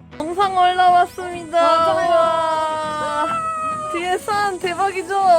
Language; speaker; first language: Korean; non-native, learner; Turkish